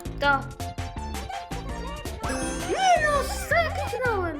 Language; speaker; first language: Polish; early bilingual, other home language; Ukrainian